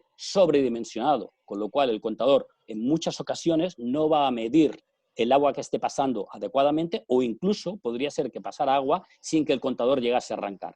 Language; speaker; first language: Spanish; native; Spanish